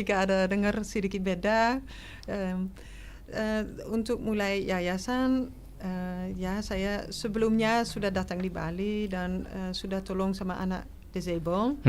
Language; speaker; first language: Indonesian; non-native, fluent; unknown